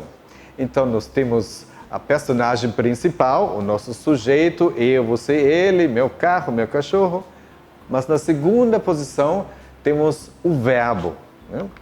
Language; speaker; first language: Portuguese; non-native, fluent; German